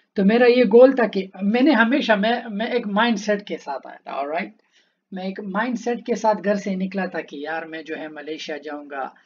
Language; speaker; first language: Urdu; non-native, local second language; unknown